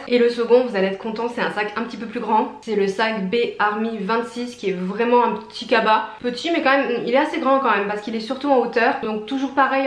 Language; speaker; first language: French; native; French